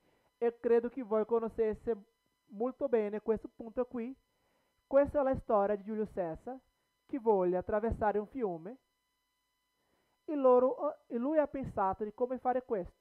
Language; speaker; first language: Italian; non-native, learner; Portuguese